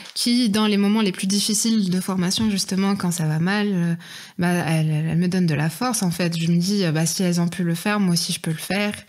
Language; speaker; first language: French; non-native, local second language; Arabic